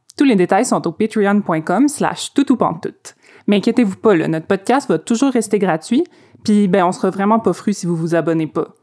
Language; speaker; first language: French; native; French